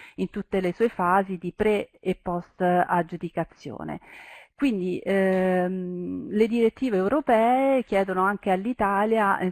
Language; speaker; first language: Italian; native; Italian